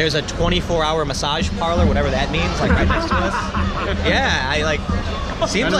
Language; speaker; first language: English; native; English